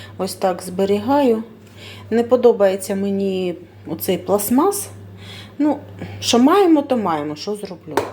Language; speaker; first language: Ukrainian; non-native, local second language; Russian